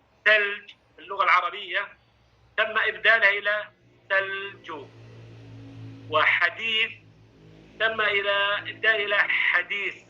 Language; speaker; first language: Arabic; non-native, fluent; Indonesian